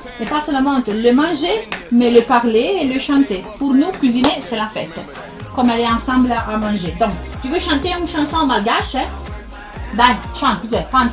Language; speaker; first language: French; non-native, learner; Italian